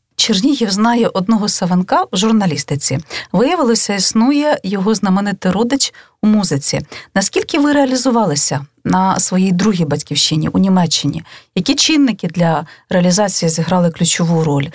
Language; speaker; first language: Ukrainian; native; Ukrainian